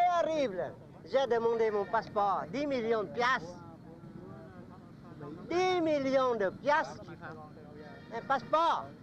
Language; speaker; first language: French; non-native, local second language; Vietnamese